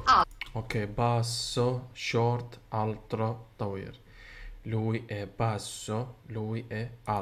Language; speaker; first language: Italian; non-native, learner; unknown